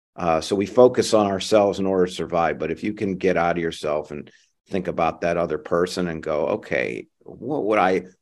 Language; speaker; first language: English; native; English